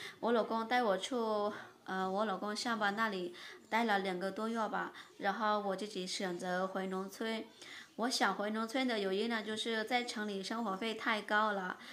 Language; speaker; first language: Chinese; non-native, fluent; Lao